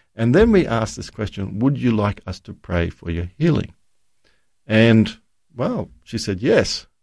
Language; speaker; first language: English; native; English